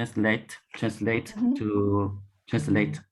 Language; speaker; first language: English; non-native, learner; Chinese